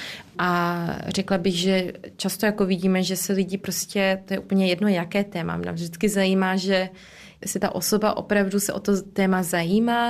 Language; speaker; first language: Czech; early bilingual, heritage; Czech